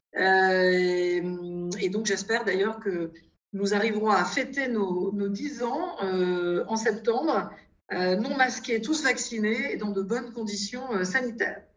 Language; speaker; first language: French; native; French